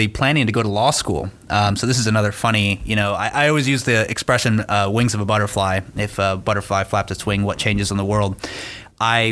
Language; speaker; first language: English; native; English